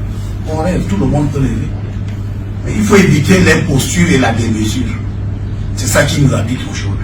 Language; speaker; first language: French; non-native, local second language; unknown